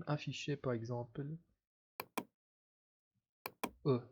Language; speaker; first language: French; non-native, local second language; Arabic